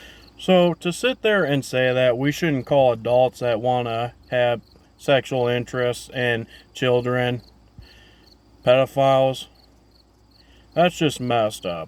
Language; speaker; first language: English; native; English